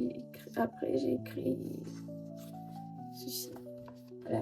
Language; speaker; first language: French; non-native, learner; Russian